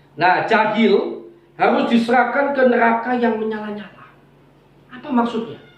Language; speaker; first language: Indonesian; non-native, local second language; Javanese